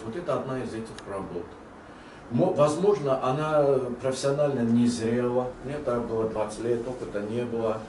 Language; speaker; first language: Russian; non-native, local second language; Azerbaijani